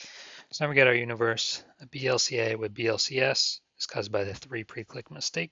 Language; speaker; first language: English; native; English